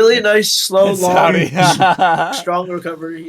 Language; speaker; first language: English; native; English